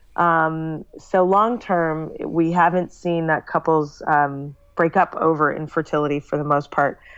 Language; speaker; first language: English; native; English